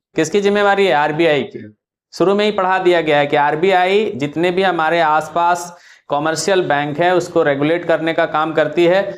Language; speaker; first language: Hindi; native; Hindi